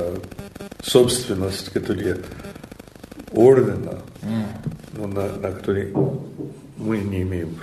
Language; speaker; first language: Russian; non-native, fluent; English